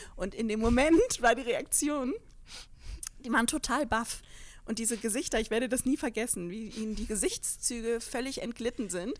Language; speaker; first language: German; early bilingual, other home language; Arabic